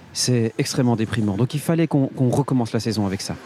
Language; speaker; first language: French; native; French